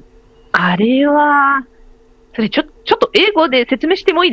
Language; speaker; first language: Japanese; non-native, learner; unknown